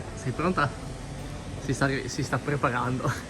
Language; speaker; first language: Italian; native; Italian